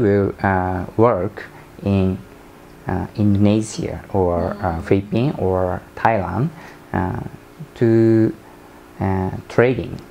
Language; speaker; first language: English; non-native, learner; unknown